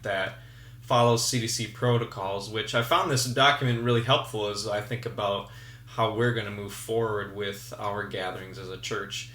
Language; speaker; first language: English; native; English